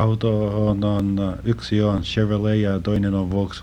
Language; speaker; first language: Finnish; early bilingual, heritage; Finnish